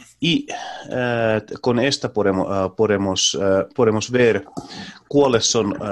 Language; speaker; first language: Spanish; non-native, learner; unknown